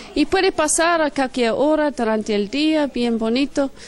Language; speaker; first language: Spanish; non-native, fluent; English